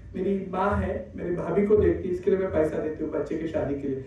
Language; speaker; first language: Hindi; non-native, local second language; Marathi